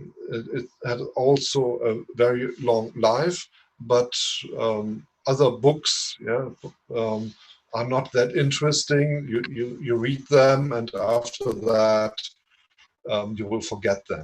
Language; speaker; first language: English; non-native, fluent; German